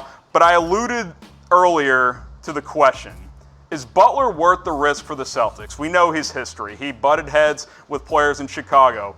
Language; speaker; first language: English; native; English